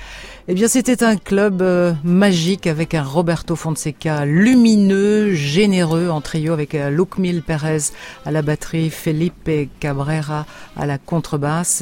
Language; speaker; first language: French; native; French